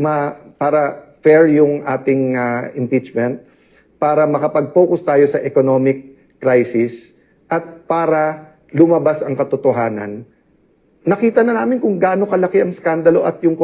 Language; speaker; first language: Filipino; native; Filipino